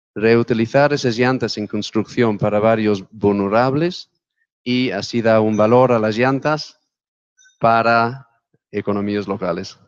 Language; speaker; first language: Spanish; non-native, fluent; English